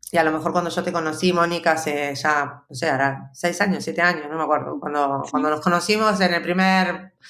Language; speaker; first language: Spanish; native; Spanish